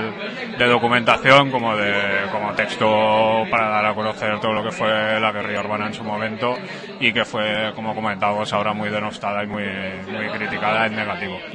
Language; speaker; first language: Spanish; native; Spanish